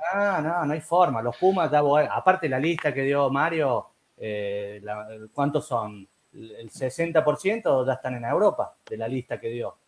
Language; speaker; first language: Spanish; native; Spanish